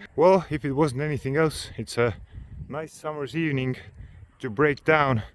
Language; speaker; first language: English; non-native, fluent; Estonian